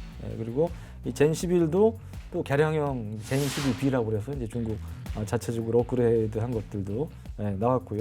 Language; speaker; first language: Korean; native; Korean